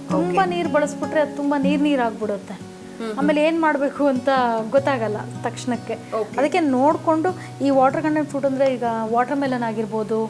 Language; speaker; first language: Kannada; non-native, local second language; Konkani